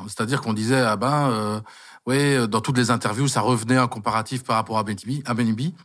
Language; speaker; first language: French; native; French